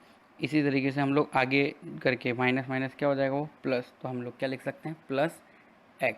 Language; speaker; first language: Hindi; native; Hindi